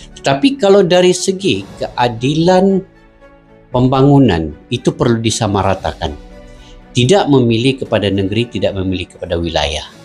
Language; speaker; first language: Malay; native; Malay